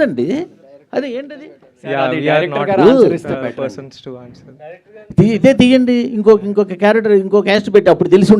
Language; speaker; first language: Telugu; native; Telugu